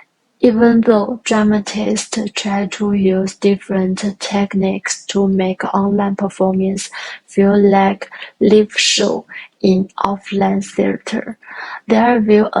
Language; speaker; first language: English; non-native, learner; Chinese